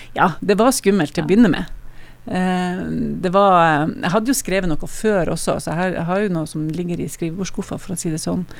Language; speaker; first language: Norwegian; native; Norwegian